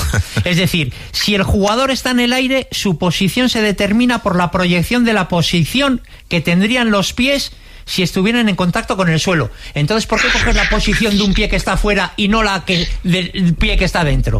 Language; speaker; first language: Spanish; native; Spanish